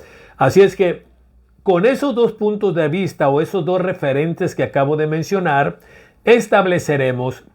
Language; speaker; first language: Spanish; native; Spanish